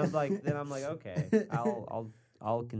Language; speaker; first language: English; native; English